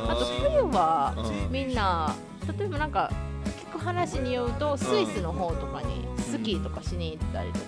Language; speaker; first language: Japanese; native; Japanese